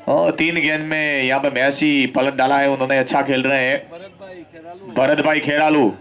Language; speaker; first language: Hindi; non-native, local second language; Gujarati